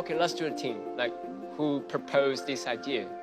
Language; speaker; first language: English; non-native, fluent; Chinese